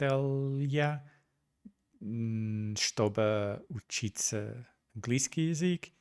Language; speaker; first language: Russian; non-native, learner; English